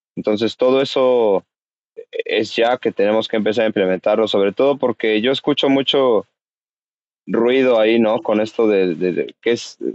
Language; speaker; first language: Spanish; native; Spanish